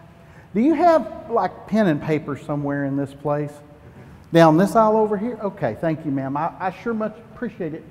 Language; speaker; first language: English; native; English